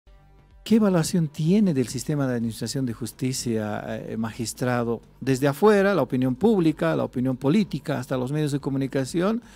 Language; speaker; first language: Spanish; native; Spanish